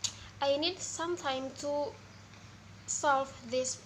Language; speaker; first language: English; non-native, learner; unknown